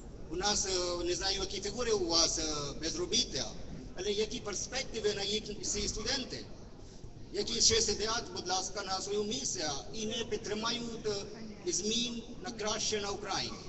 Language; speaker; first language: Ukrainian; non-native, learner; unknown